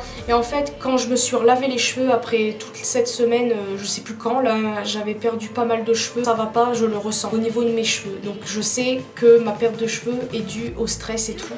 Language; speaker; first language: French; native; French